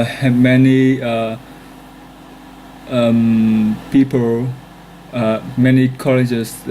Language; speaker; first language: English; non-native, learner; Vietnamese